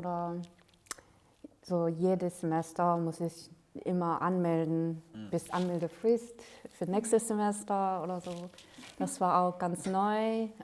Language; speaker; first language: German; non-native, fluent; Korean